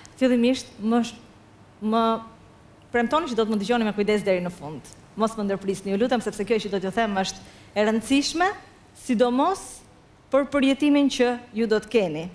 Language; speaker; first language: Albanian; native; Albanian